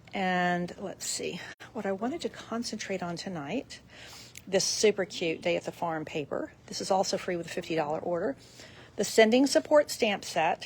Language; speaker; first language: English; native; English